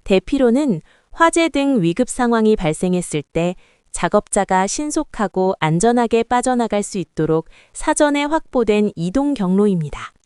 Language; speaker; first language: Korean; non-native, learner; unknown